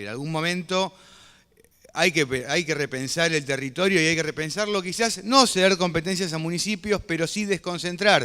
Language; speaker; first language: Spanish; native; Spanish